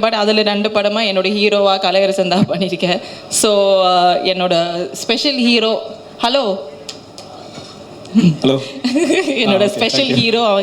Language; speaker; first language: Tamil; non-native, learner; Malayalam